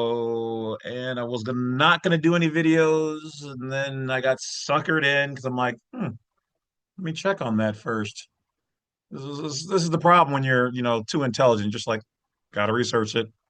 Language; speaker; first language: English; native; English